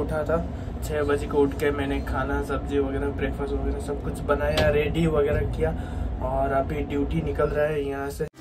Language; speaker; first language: Hindi; non-native, local second language; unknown